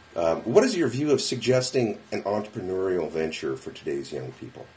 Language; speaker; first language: English; native; English